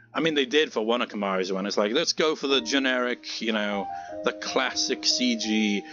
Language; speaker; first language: English; native; English